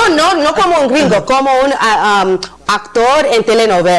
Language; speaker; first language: Spanish; non-native, learner; English